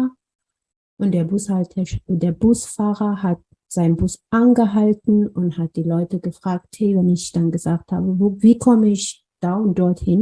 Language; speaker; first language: German; non-native, fluent; Amharic